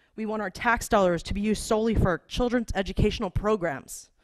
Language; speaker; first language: English; native; English